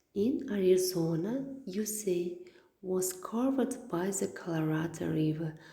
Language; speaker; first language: English; non-native, fluent; Kazakh